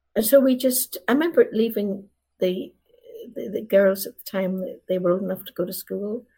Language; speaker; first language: English; native; English